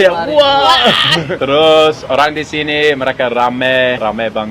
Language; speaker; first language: Indonesian; non-native, learner; English